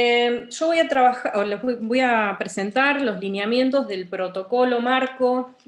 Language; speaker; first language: Spanish; native; Spanish